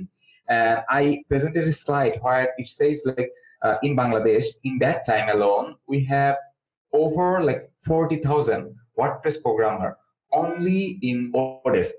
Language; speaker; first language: English; non-native, local second language; Bangla